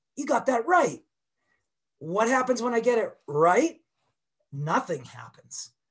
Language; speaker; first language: English; native; English